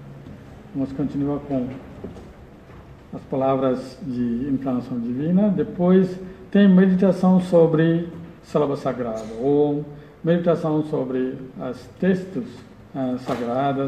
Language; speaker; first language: Portuguese; non-native, learner; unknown